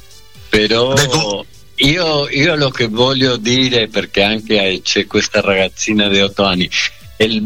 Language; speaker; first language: Italian; non-native, fluent; Spanish